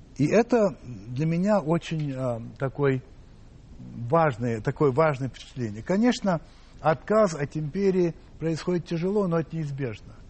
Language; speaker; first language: Russian; non-native, fluent; English